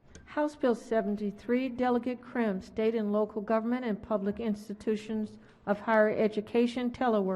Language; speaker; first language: English; native; English